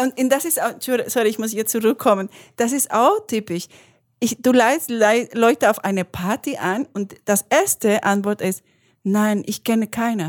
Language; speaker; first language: German; non-native, learner; Spanish